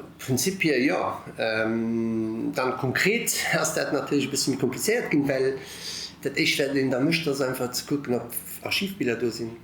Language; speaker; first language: Luxembourgish; early bilingual, other home language; Italian